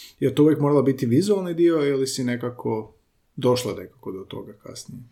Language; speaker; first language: Croatian; native; Croatian